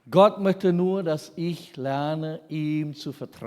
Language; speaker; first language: German; non-native, fluent; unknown